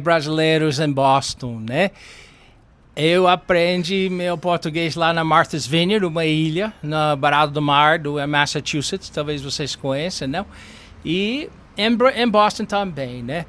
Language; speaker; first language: Portuguese; non-native, learner; English